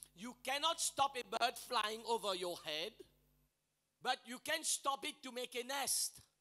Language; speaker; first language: English; non-native, local second language; Morisyen